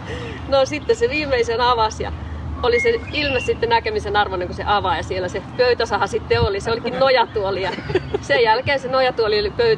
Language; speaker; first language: Finnish; native; Finnish